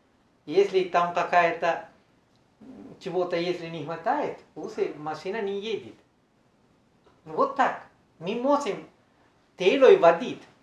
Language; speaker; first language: Russian; non-native, learner; Sinhala